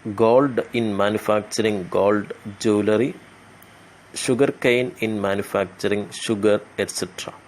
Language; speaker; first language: English; non-native, local second language; Malayalam